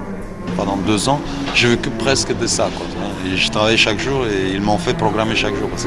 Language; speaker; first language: French; non-native, fluent; Uzbek